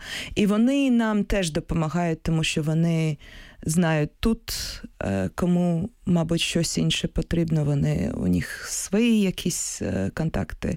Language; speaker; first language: Ukrainian; early bilingual, heritage; Ukrainian